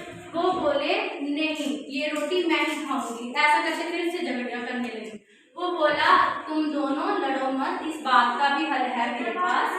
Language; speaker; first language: Hindi; native; Hindi